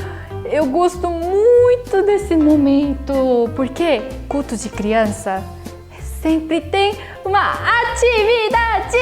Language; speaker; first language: Portuguese; non-native, fluent; Korean